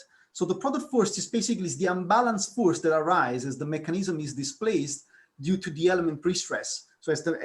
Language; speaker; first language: English; non-native, fluent; Italian